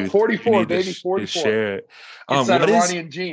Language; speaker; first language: English; early bilingual, other home language; Persian